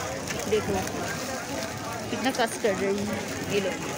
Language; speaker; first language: Hindi; non-native, local second language; Bangla